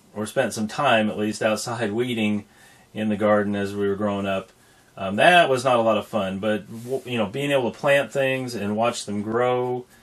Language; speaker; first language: English; native; English